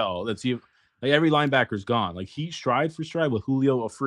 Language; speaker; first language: English; native; English